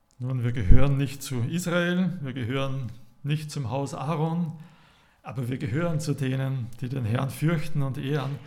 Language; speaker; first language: German; native; German